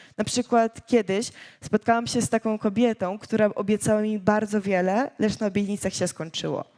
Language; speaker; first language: Polish; early bilingual, other home language; Ukrainian